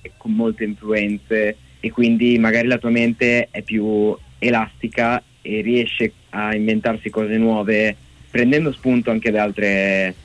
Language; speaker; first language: Italian; native; Italian